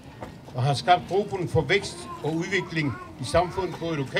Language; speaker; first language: Danish; non-native, local second language; Kalaallisut